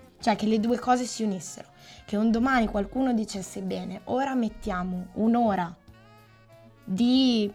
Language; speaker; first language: Italian; native; Italian